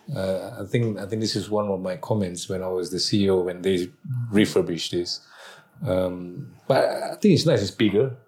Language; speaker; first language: English; non-native, local second language; Malay